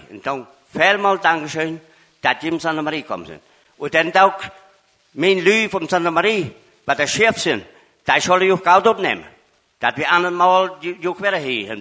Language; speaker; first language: German; non-native, learner; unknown